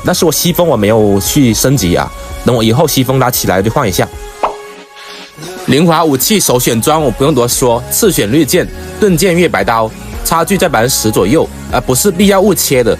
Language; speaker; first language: Chinese; native; Chinese